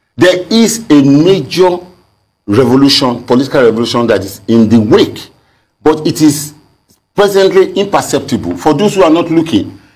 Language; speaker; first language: English; non-native, local second language; Yoruba